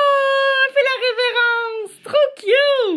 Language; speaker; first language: French; native; French